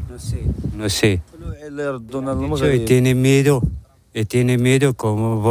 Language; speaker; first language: Spanish; non-native, learner; Arabic